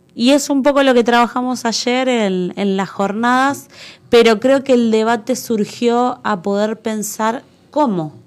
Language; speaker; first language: Spanish; native; Spanish